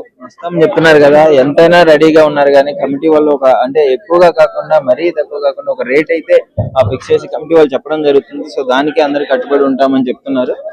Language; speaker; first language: Telugu; native; Telugu